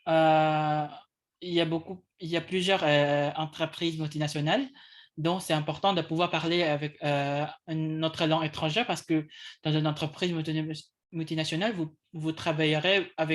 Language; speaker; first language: French; non-native, learner; English